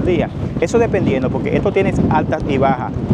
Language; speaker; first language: Spanish; native; Spanish